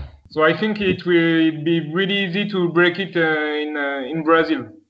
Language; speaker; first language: English; non-native, fluent; French